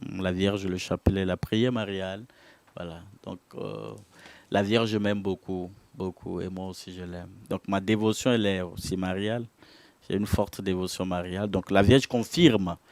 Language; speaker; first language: French; non-native, local second language; Ewe